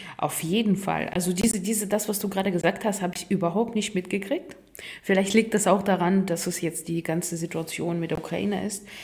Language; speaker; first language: German; non-native, fluent; Russian